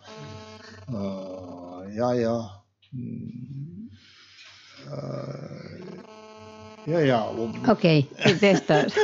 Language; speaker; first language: English; non-native, learner; Tibetan